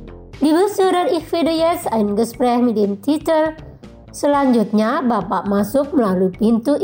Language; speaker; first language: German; non-native, fluent; Indonesian